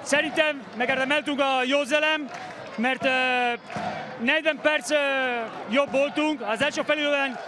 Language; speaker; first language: Hungarian; non-native, learner; Spanish